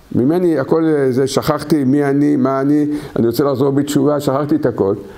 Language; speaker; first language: Hebrew; native; Hebrew